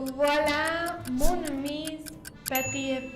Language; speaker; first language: French; non-native, learner; Spanish